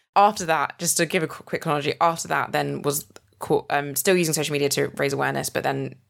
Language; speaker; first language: English; native; English